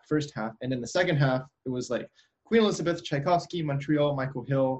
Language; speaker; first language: English; native; English